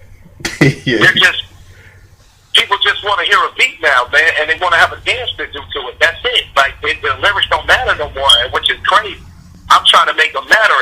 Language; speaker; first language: English; native; English